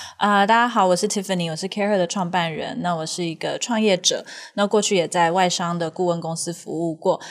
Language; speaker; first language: Chinese; native; Chinese